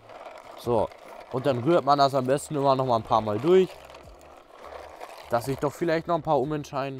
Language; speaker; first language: German; native; German